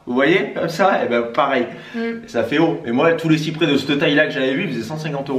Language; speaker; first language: French; native; French